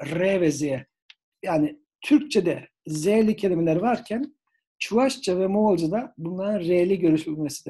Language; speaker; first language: Turkish; native; Turkish